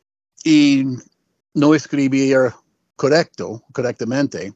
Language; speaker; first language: Spanish; non-native, learner; English